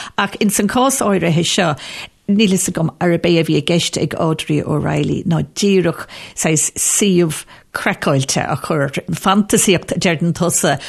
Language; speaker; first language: Irish; native; Irish